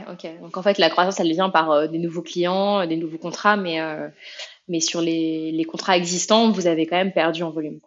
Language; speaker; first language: French; native; French